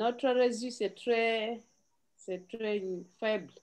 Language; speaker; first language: French; non-native, learner; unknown